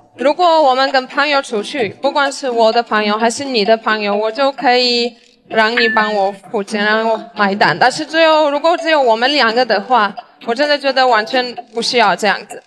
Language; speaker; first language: Chinese; non-native, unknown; Polish